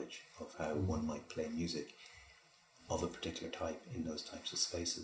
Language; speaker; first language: English; native; English